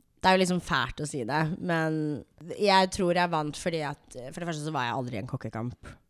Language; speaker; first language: Norwegian; early bilingual, other home language; English